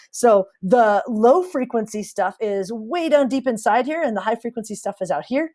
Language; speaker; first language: English; native; English